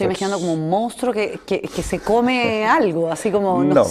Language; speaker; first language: Spanish; native; Spanish